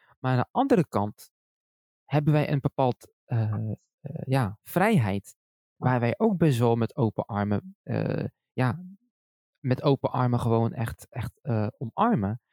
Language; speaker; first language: Dutch; early bilingual, other home language; Arabic